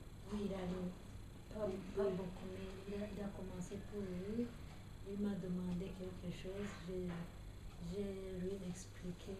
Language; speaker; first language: French; non-native, local second language; Kinyarwanda